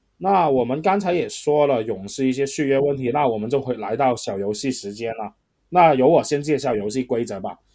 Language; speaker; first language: Chinese; non-native, local second language; Cantonese